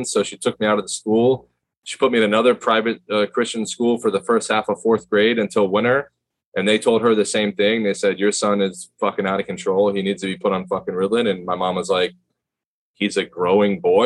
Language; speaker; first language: English; native; English